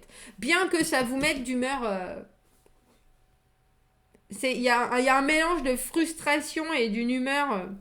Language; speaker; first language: French; native; French